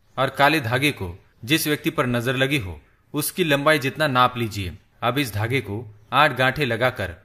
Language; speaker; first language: Hindi; native; Hindi